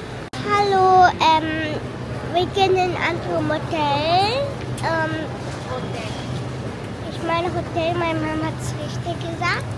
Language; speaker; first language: German; early bilingual, other home language; Filipino